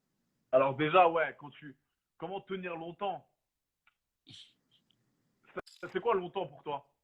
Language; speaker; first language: French; native; French